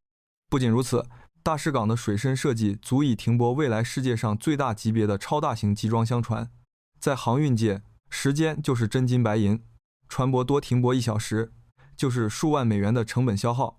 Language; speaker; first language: Chinese; native; Chinese